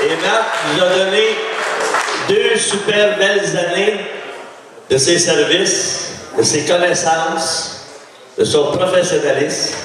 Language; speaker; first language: French; native; French